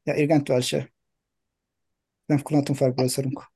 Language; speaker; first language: German; non-native, fluent; Turkish